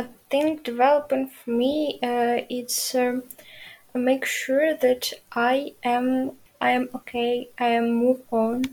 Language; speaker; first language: English; non-native, learner; Ukrainian